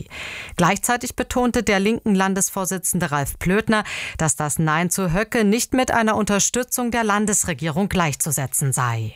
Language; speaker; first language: German; native; German